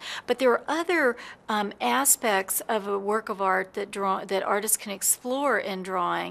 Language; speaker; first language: English; native; English